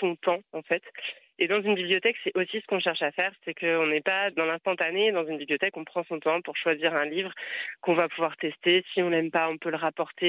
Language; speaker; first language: French; native; French